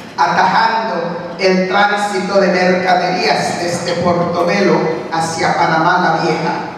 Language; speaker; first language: Spanish; non-native, local second language; English